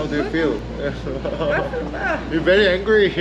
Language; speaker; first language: English; non-native, learner; Korean